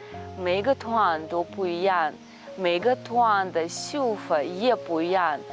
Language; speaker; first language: Chinese; non-native, learner; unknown